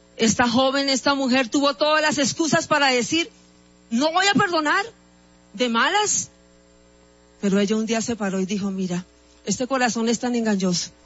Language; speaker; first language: Spanish; native; Spanish